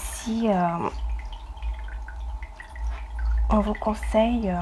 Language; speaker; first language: French; non-native, fluent; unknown